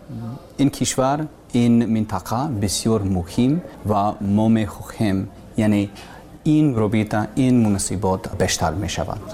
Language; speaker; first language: Persian; non-native, learner; English